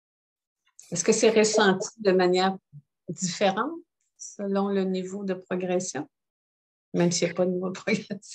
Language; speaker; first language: French; native; French